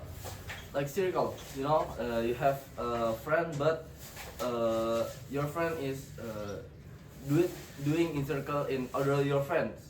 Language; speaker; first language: English; non-native, learner; Indonesian